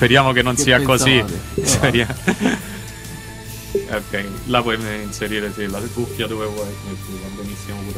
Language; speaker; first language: Italian; native; Italian